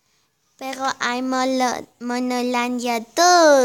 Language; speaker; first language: Spanish; non-native, learner; German